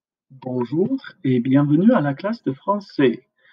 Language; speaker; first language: French; non-native, fluent; English